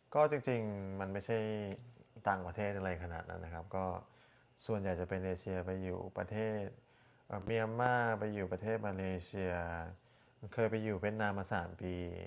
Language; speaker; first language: Thai; early bilingual, other home language; Korean